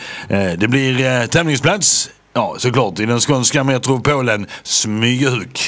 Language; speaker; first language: Swedish; native; Swedish